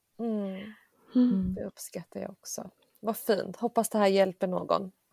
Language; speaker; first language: Swedish; early bilingual, other home language; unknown